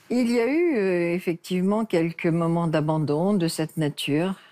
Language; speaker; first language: French; native; French